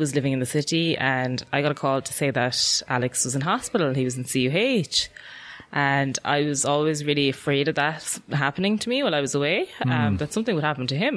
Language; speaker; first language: English; native; English